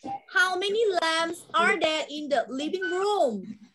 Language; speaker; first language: English; non-native, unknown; Thai